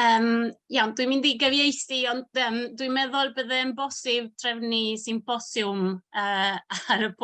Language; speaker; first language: Welsh; non-native, fluent; Spanish